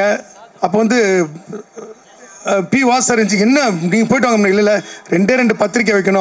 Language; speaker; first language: Tamil; native; Tamil